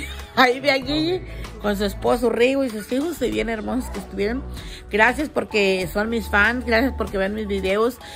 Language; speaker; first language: Spanish; native; Spanish